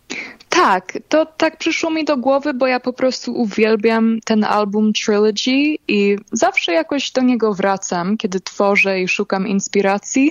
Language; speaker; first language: Polish; early bilingual, heritage; Polish